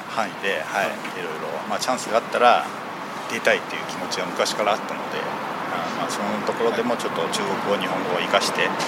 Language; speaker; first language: Japanese; early bilingual, other home language; Chinese